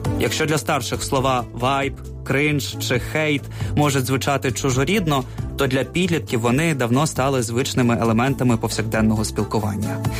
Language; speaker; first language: Ukrainian; native; Ukrainian